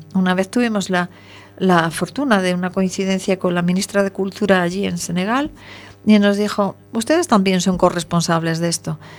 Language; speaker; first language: Spanish; native; Spanish